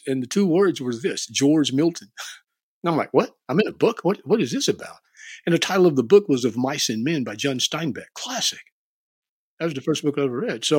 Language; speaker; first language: English; native; English